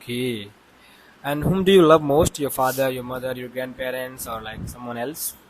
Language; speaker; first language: English; non-native, fluent; Hindi